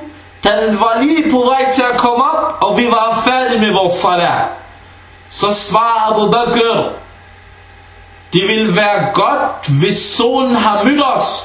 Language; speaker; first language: Danish; early bilingual, other home language; Arabic